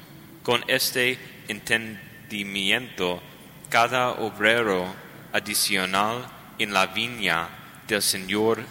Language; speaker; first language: Spanish; non-native, learner; English